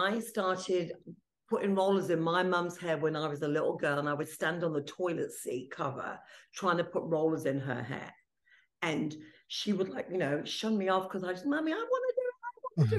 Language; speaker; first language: English; non-native, local second language; Italian